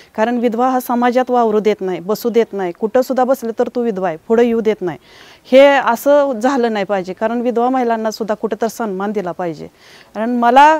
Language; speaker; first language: Marathi; native; Marathi